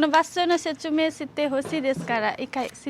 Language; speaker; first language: Japanese; non-native, learner; Nepali